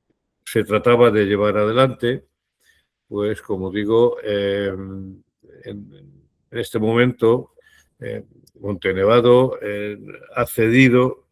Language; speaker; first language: Spanish; native; Spanish